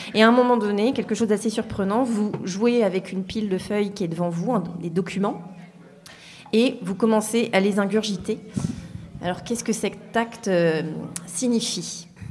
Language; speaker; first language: French; native; French